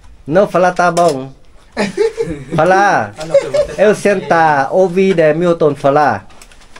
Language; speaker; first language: Portuguese; non-native, learner; Vietnamese